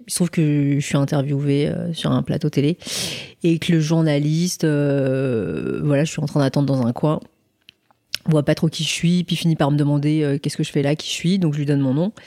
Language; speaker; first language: French; native; French